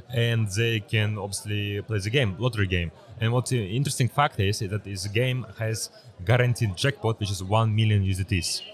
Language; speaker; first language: English; early bilingual, other home language; Uzbek